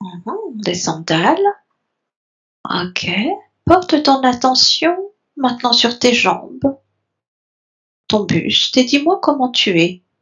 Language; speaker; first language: French; native; French